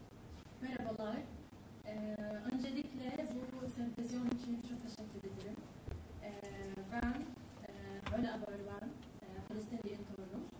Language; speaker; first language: Turkish; non-native, learner; Arabic